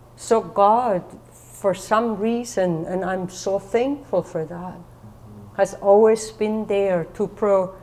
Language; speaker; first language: English; non-native, fluent; German